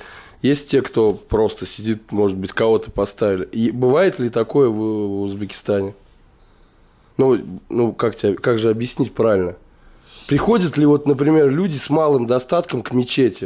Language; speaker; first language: Russian; native; Russian